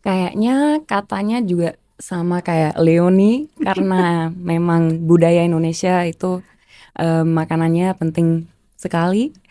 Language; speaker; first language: Indonesian; early bilingual, heritage; German